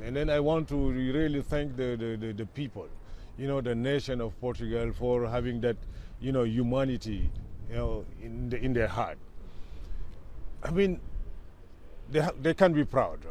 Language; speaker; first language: English; non-native, fluent; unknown